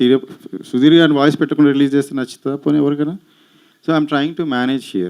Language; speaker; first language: Telugu; native; Telugu